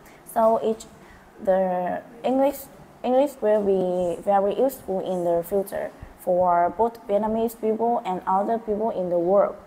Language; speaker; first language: English; non-native, learner; Vietnamese